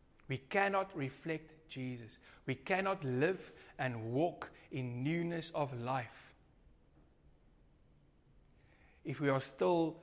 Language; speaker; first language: English; non-native, local second language; Afrikaans